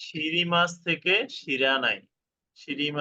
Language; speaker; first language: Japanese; non-native, fluent; Bangla